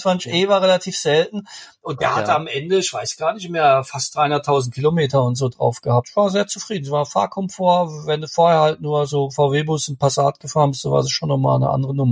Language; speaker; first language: German; native; German